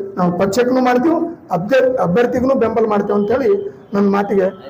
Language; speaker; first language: Kannada; non-native, local second language; Lambadi